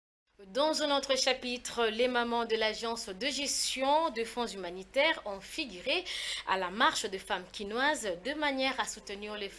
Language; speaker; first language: French; native; French